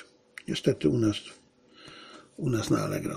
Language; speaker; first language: Polish; native; Polish